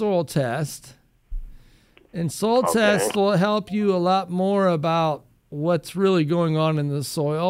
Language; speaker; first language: English; native; English